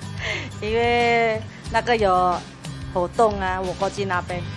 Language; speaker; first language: Chinese; non-native, learner; Indonesian